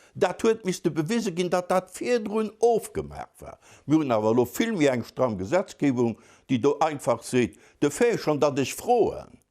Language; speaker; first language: Luxembourgish; native; Luxembourgish